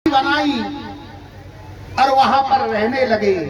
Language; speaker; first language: Hindi; native; Hindi